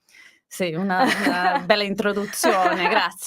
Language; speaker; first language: Italian; non-native, learner; English